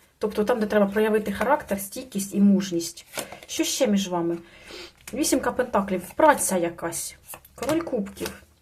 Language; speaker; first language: Ukrainian; non-native, local second language; Russian